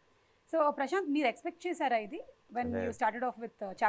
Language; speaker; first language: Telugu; native; Telugu